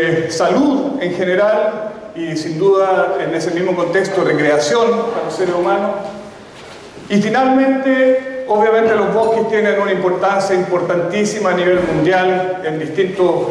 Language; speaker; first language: Spanish; native; Spanish